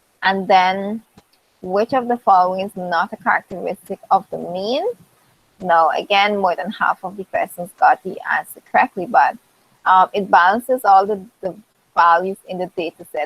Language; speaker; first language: English; native; English